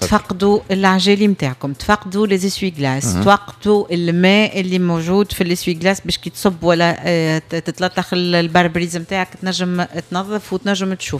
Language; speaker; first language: Arabic; native; Arabic